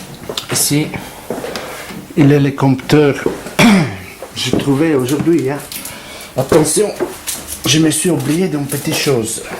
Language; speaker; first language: French; non-native, learner; Italian